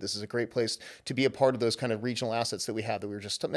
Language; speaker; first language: English; native; English